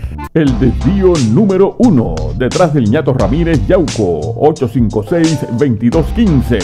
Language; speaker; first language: Spanish; native; Spanish